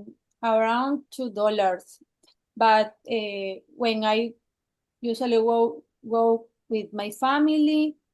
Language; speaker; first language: English; non-native, learner; Spanish